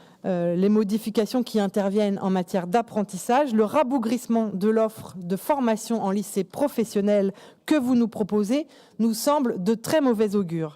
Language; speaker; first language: French; native; French